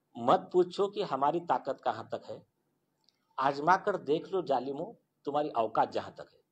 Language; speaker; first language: Hindi; non-native, local second language; Marathi